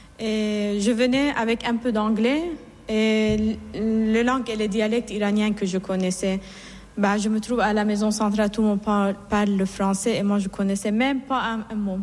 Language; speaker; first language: French; non-native, fluent; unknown